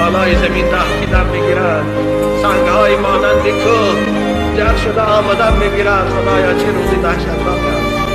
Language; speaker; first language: Persian; native; Persian